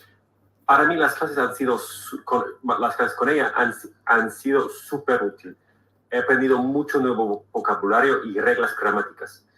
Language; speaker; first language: Spanish; non-native, learner; English